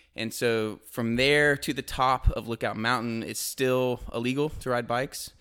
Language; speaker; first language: English; native; English